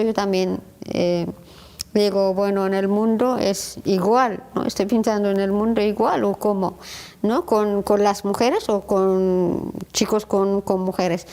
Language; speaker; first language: Spanish; non-native, learner; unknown